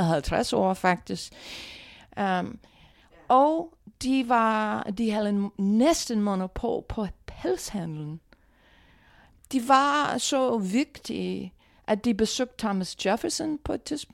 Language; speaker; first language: Danish; non-native, fluent; English